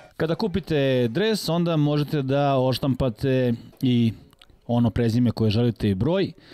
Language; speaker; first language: Serbian; native; Serbian